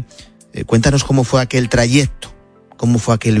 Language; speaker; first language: Spanish; native; Spanish